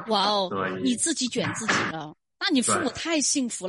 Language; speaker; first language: Chinese; native; Chinese